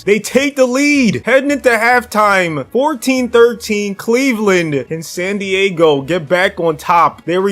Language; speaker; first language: English; native; English